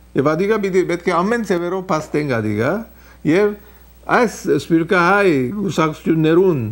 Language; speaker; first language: Armenian; early bilingual, heritage; Armenian